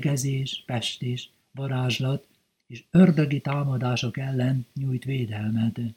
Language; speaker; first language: Hungarian; native; Hungarian